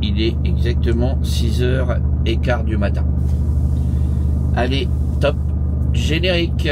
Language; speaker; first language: French; native; French